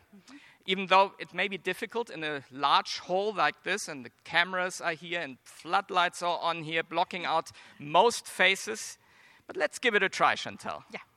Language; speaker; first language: English; non-native, fluent; German